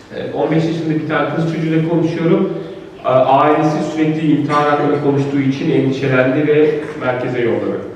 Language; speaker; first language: Turkish; native; Turkish